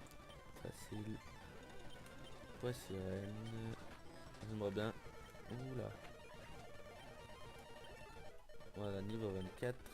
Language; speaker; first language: French; native; French